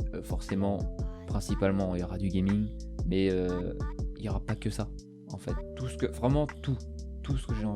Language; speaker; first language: French; native; French